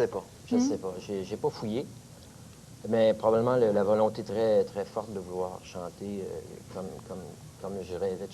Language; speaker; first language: French; native; French